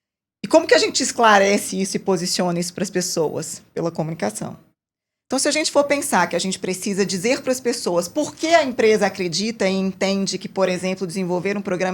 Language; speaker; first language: Portuguese; native; Portuguese